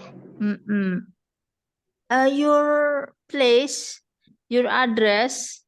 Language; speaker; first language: English; non-native, fluent; Indonesian